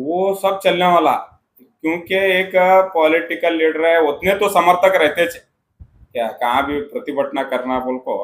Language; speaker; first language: Hindi; non-native, local second language; Kannada